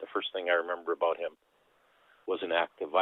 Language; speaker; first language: English; early bilingual, other home language; Dutch